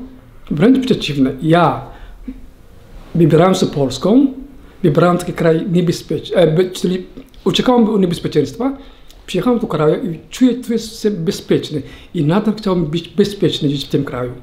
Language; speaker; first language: Polish; non-native, learner; Somali